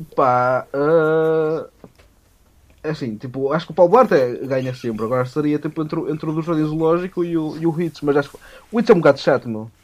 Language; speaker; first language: Portuguese; native; Portuguese